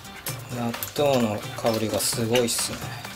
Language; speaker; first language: Japanese; native; Japanese